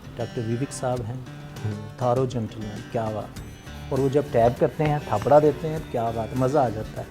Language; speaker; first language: Urdu; non-native, local second language; Punjabi